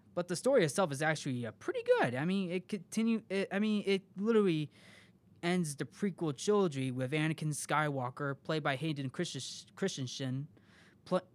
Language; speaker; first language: English; native; English